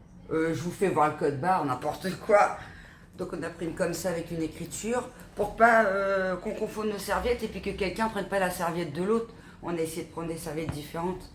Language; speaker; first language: French; native; French